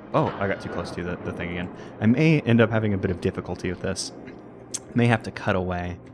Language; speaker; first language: English; native; English